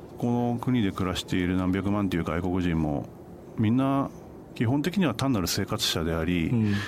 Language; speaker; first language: Japanese; native; Japanese